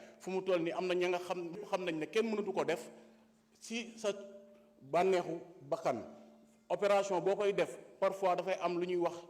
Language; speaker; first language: Wolof; non-native, local second language; Fula